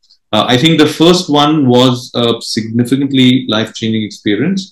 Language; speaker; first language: English; non-native, local second language; Marathi